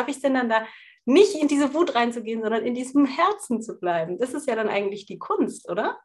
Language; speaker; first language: German; native; German